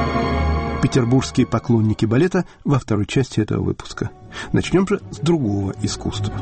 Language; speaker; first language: Russian; native; Russian